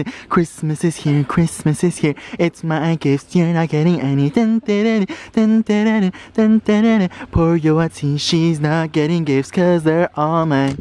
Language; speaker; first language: English; early bilingual, other home language; Spanish